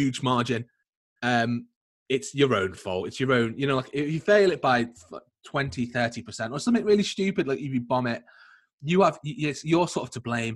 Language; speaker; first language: English; native; English